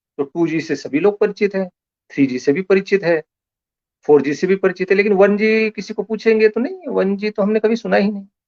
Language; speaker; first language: Hindi; non-native, local second language; Marathi